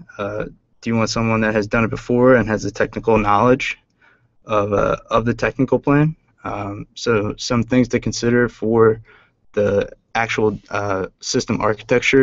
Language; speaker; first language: English; native; English